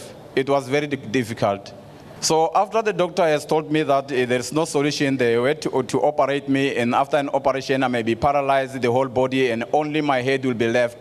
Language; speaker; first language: English; non-native, local second language; Tsonga